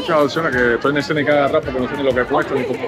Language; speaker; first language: Spanish; native; Spanish